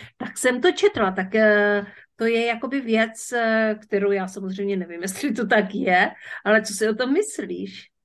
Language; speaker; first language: Czech; native; Czech